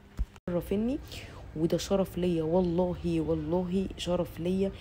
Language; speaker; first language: Arabic; native; Arabic